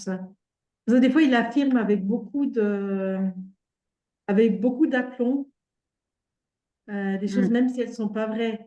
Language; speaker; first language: French; native; French